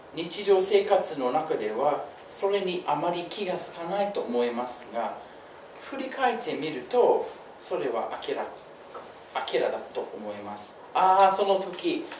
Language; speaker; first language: Japanese; non-native, fluent; English